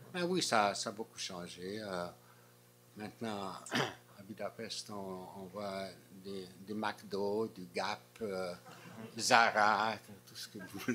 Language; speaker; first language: French; non-native, fluent; Hungarian